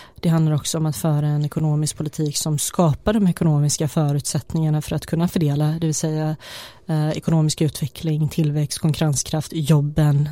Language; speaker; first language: Swedish; early bilingual, other home language; Bosnian